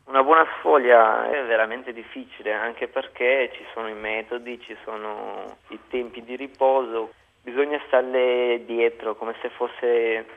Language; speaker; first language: Italian; non-native, fluent; Albanian